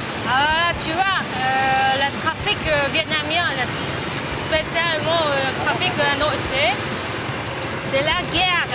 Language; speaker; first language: French; non-native, learner; Vietnamese